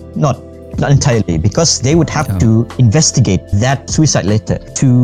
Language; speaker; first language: English; non-native, fluent; Malay